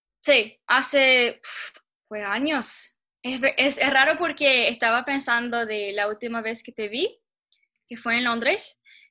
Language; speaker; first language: Spanish; non-native, fluent; English